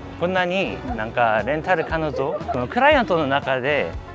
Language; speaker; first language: Japanese; non-native, learner; Korean